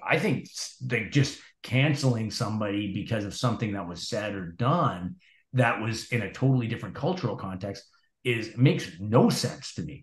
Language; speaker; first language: English; native; English